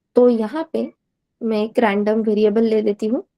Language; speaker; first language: Hindi; non-native, local second language; Marathi